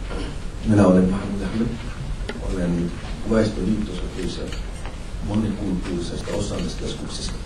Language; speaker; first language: Finnish; non-native, fluent; Somali